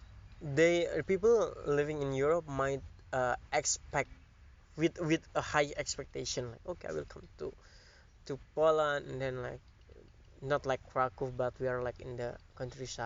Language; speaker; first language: English; non-native, learner; Indonesian